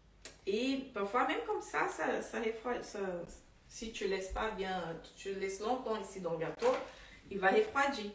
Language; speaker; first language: French; non-native, fluent; Portuguese